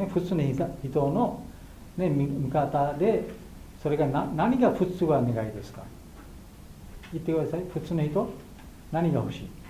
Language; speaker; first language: Japanese; non-native, learner; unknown